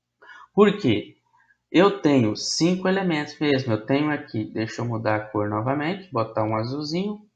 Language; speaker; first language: Portuguese; native; Portuguese